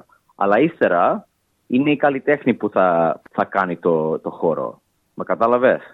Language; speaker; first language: Greek; early bilingual, heritage; English